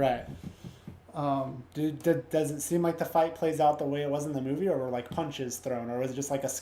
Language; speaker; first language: English; native; English